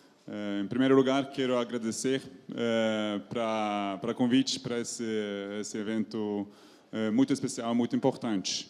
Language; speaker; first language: Portuguese; non-native, fluent; Norwegian